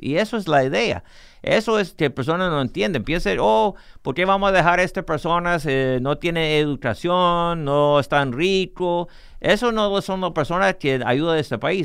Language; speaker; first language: Spanish; early bilingual, heritage; English